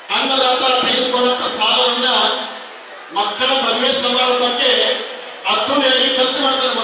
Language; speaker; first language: Kannada; native; Kannada